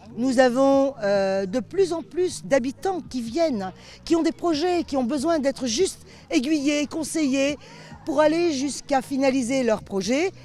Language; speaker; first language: French; native; French